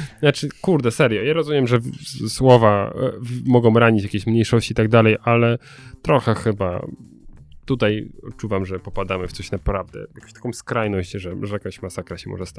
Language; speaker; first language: Polish; native; Polish